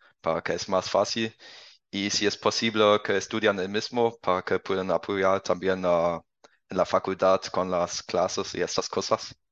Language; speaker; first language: Spanish; non-native, learner; German